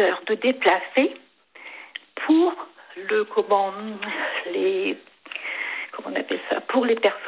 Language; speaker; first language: French; native; French